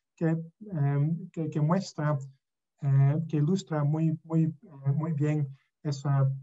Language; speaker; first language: Spanish; non-native, fluent; Dutch